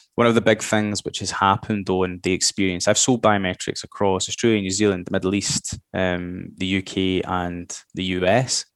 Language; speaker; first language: English; native; English